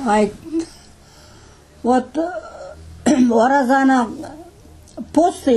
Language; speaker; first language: Russian; non-native, local second language; Kazakh